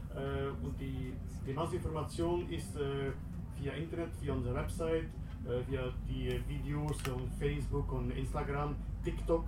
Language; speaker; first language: German; non-native, learner; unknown